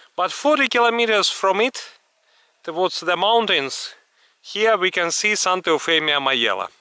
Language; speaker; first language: English; non-native, fluent; Russian